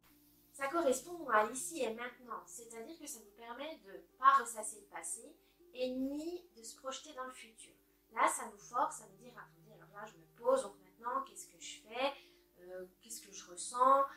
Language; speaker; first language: French; native; French